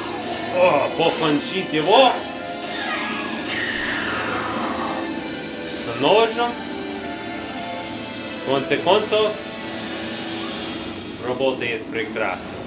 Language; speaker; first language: Russian; non-native, learner; English